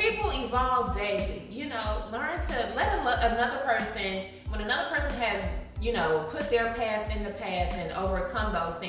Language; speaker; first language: English; native; English